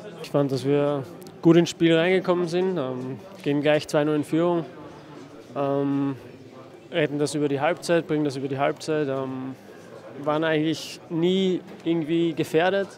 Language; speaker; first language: German; native; German